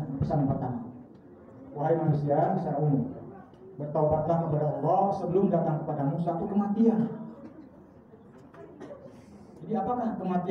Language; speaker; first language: Indonesian; native; Indonesian